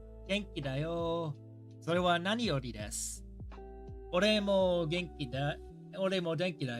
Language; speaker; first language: Japanese; non-native, learner; English